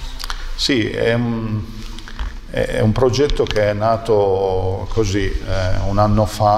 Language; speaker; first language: Italian; native; Italian